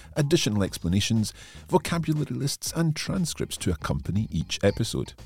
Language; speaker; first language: English; native; English